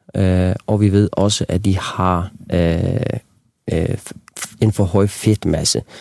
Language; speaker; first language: Danish; non-native, local second language; Faroese